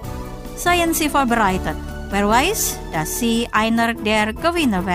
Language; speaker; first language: German; non-native, fluent; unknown